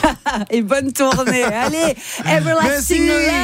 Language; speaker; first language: French; native; French